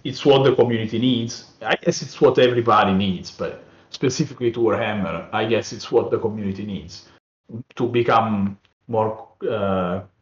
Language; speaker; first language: English; non-native, fluent; Italian